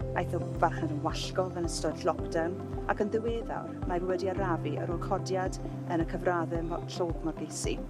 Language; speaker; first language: Welsh; non-native, local second language; English